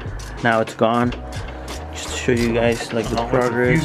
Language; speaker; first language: English; native; English